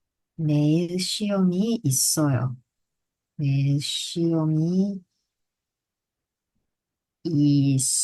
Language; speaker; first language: Korean; non-native, learner; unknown